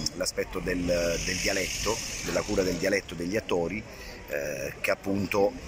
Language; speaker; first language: Italian; native; Italian